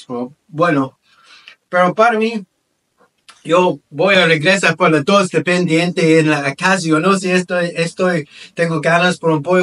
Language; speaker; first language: Spanish; non-native, learner; English